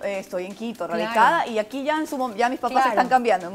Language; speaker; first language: Spanish; native; Spanish